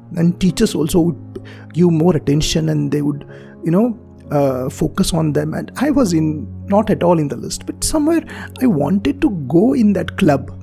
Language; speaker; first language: English; non-native, local second language; Marathi